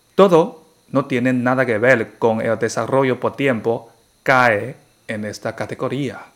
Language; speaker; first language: Spanish; non-native, fluent; Chinese